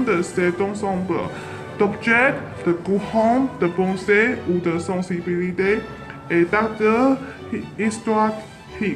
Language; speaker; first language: French; non-native, learner; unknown